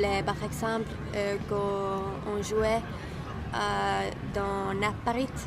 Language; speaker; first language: French; non-native, learner; Finnish